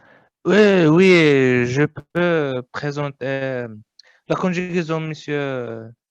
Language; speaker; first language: French; non-native, learner; Arabic